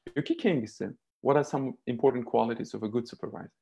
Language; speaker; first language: English; non-native, fluent; Uzbek